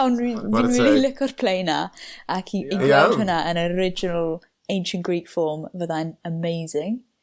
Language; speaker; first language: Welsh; non-native, local second language; English